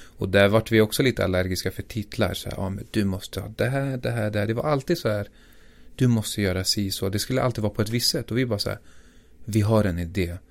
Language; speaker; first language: Swedish; native; Swedish